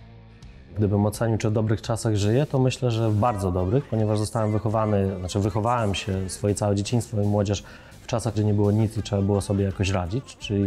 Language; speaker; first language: Polish; native; Polish